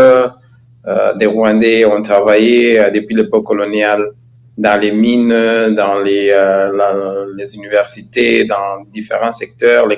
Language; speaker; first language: French; non-native, local second language; Kinyarwanda